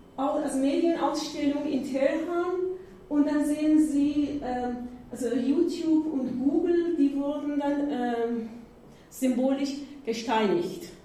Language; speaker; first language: German; non-native, learner; Persian